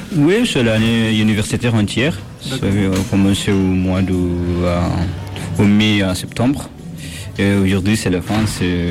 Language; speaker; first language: French; non-native, learner; Arabic